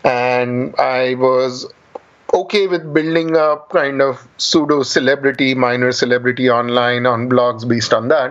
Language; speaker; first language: English; non-native, local second language; Marathi